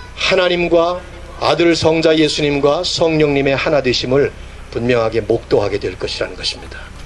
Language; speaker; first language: Korean; native; Korean